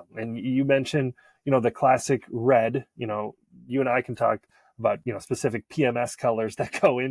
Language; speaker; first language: English; native; English